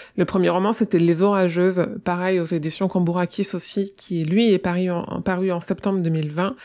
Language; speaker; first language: French; native; French